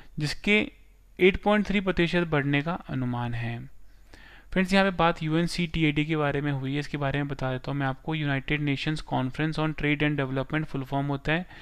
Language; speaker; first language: Hindi; non-native, local second language; Gujarati